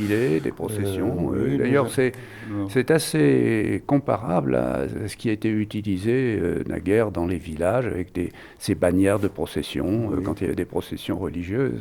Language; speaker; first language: French; native; French